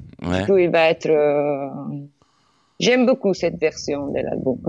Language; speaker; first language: French; non-native, learner; Italian